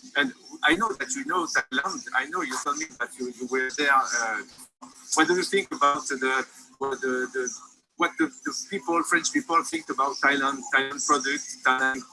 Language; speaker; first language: English; non-native, fluent; French